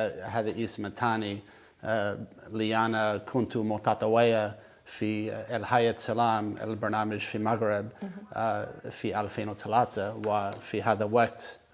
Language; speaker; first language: Arabic; non-native, learner; English